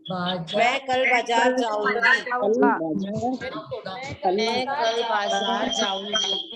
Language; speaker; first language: Hindi; non-native, learner; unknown